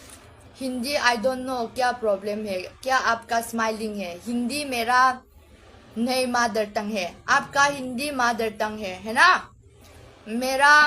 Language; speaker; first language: Hindi; non-native, learner; Mizo